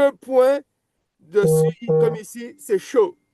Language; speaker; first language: French; native; French